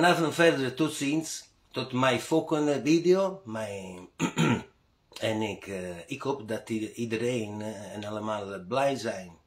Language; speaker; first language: Dutch; non-native, learner; Italian